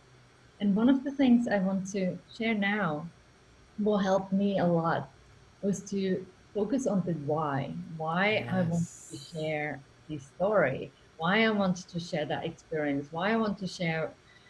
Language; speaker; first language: English; non-native, fluent; Finnish